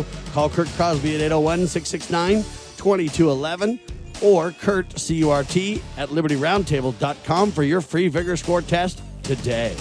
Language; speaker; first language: English; native; English